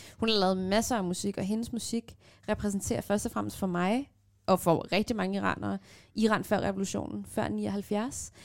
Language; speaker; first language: Danish; early bilingual, other home language; Persian